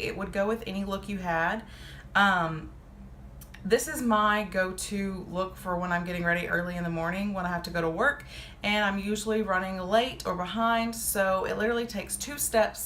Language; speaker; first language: English; native; English